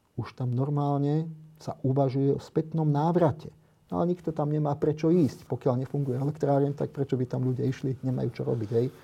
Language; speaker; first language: Slovak; native; Slovak